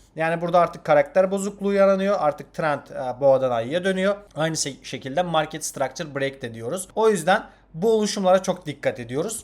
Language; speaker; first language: Turkish; non-native, fluent; Azerbaijani